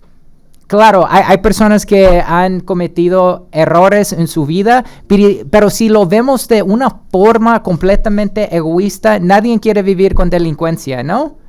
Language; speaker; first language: Spanish; early bilingual, heritage; Spanish